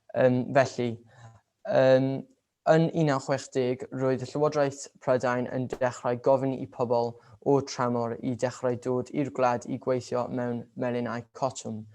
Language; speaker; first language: Welsh; non-native, local second language; English